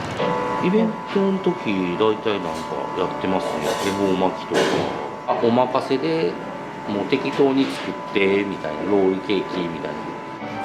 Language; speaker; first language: Japanese; native; Japanese